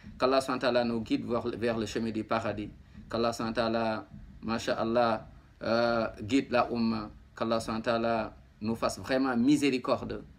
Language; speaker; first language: French; non-native, local second language; Wolof